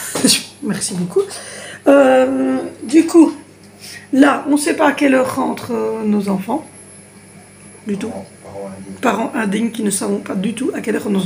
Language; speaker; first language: French; native; French